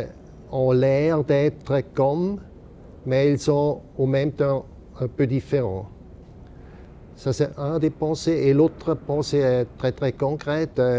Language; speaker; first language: French; non-native, local second language; German